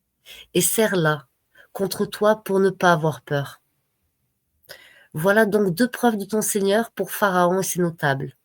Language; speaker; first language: French; native; French